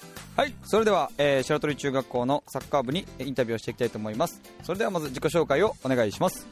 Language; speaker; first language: Japanese; native; Japanese